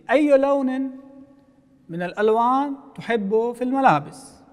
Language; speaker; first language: Arabic; non-native, fluent; Persian